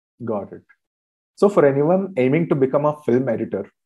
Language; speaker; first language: English; non-native, local second language; Telugu